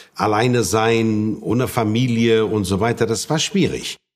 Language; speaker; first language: German; non-native, fluent; Portuguese